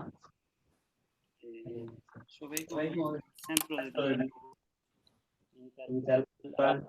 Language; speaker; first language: Spanish; non-native, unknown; Turkish